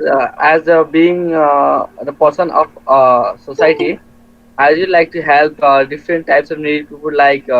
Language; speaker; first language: English; non-native, learner; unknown